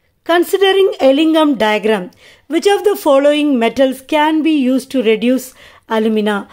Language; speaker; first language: English; non-native, local second language; Tamil